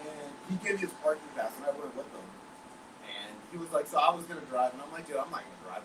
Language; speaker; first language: English; native; English